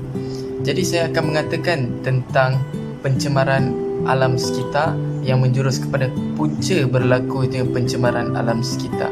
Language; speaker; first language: Malay; native; Malay